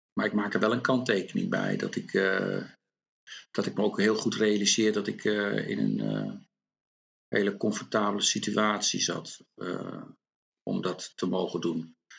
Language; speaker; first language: Dutch; native; Dutch